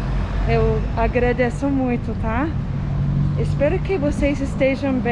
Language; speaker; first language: Portuguese; non-native, fluent; English